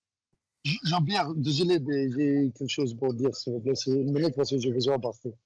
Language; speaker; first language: French; non-native, learner; Arabic